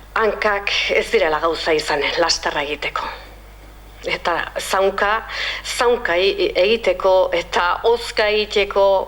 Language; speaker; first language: Basque; native; Basque